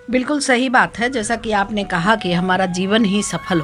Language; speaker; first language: Hindi; native; Hindi